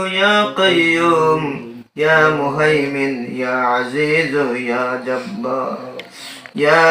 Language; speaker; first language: Arabic; non-native, fluent; Bangla